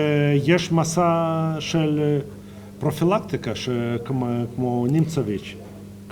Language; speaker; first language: Hebrew; non-native, fluent; Russian